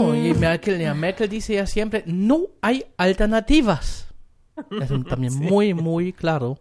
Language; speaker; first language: Spanish; non-native, fluent; German